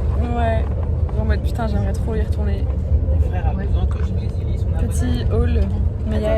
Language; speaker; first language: French; native; French